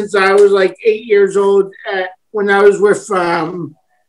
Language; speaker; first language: English; native; English